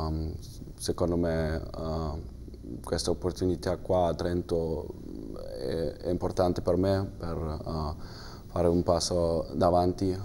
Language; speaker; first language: Italian; non-native, learner; German